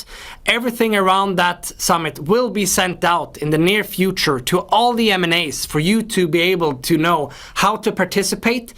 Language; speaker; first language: English; non-native, fluent; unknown